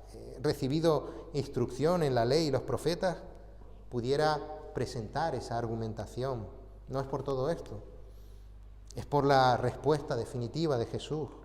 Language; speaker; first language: Spanish; native; Spanish